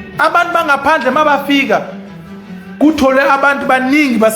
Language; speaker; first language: Zulu; early bilingual, other home language; Tsonga